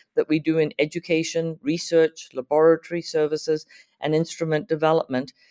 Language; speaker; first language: English; native; English